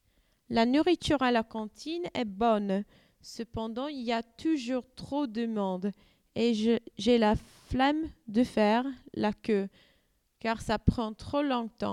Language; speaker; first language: French; non-native, learner; English